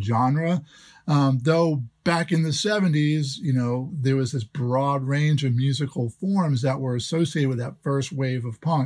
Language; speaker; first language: English; native; English